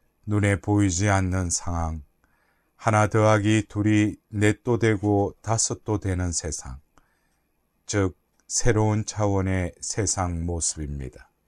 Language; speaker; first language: Korean; native; Korean